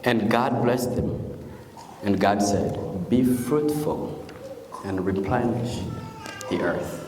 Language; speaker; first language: English; non-native, local second language; Swahili